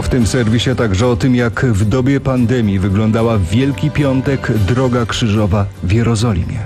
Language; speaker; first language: Polish; native; Polish